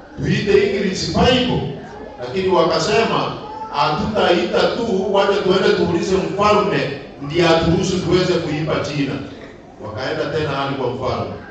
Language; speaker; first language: Swahili; non-native, local second language; Gusii